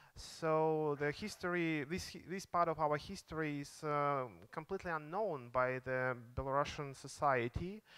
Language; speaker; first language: English; non-native, fluent; Belarusian